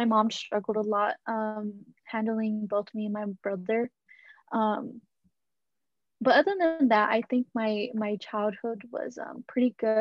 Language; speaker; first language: English; native; English